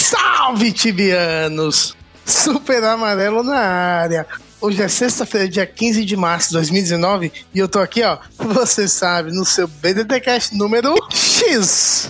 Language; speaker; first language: Portuguese; native; Portuguese